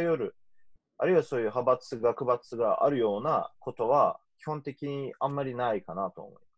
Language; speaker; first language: Japanese; non-native, fluent; Turkish